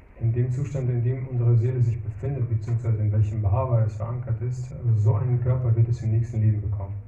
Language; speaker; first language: German; non-native, fluent; Russian